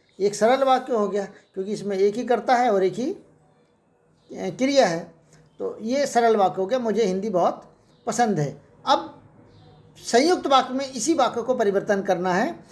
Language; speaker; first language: Hindi; native; Hindi